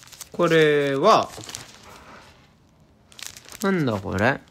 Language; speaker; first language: Japanese; non-native, learner; English